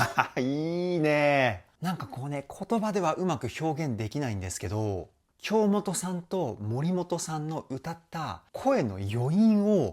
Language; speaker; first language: Japanese; native; Japanese